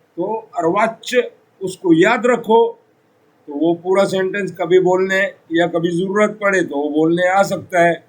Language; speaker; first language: Hindi; non-native, local second language; Marathi